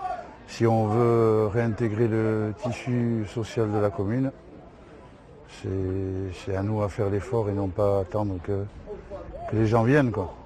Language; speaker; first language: French; native; French